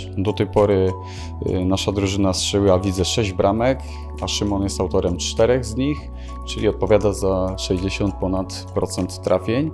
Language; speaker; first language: Polish; native; Polish